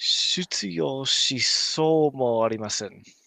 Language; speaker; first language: Japanese; non-native, learner; English